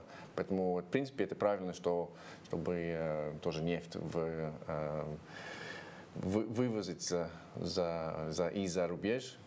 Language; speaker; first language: Russian; non-native, fluent; English